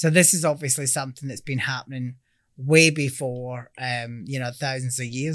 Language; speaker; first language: English; native; English